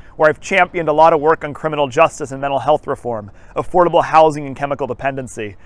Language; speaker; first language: English; early bilingual, other home language; Spanish